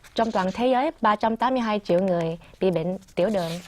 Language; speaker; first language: Vietnamese; early bilingual, other home language; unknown